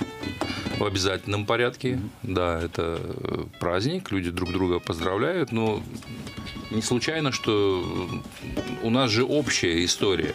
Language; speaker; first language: Russian; non-native, local second language; Azerbaijani